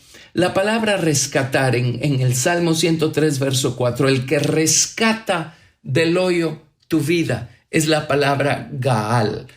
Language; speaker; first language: Spanish; native; Spanish